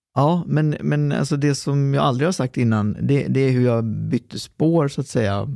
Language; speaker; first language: Swedish; early bilingual, other home language; Arabic